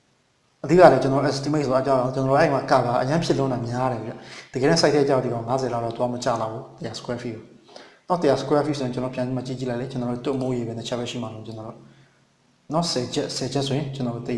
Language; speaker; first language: Burmese; native; Burmese